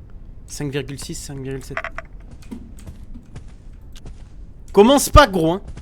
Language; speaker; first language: French; native; French